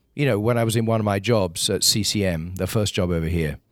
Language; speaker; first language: English; native; English